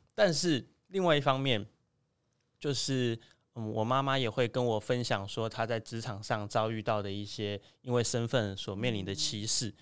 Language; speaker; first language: Chinese; native; Chinese